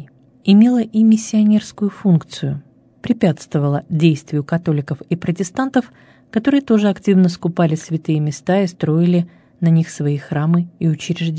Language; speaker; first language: Russian; native; Russian